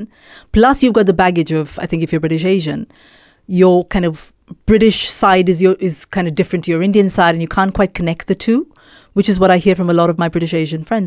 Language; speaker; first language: English; non-native, local second language; Malayalam